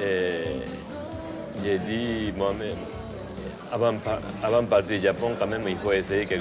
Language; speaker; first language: French; non-native, fluent; Japanese